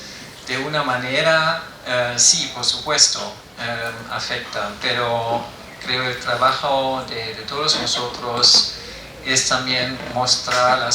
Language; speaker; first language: Spanish; non-native, fluent; German